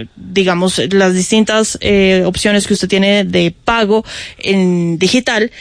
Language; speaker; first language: Spanish; native; Spanish